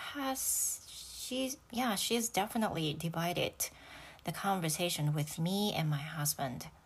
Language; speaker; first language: English; non-native, fluent; Japanese